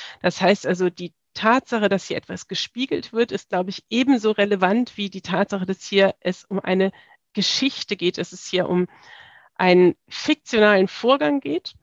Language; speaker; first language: German; native; German